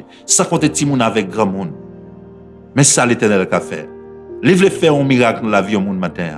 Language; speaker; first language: French; non-native, local second language; Haitian Creole